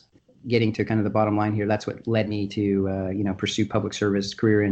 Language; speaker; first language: English; native; English